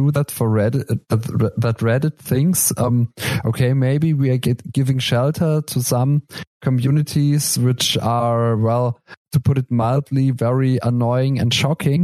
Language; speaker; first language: English; non-native, fluent; German